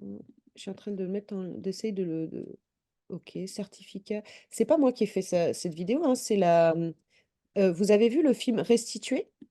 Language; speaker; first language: French; native; French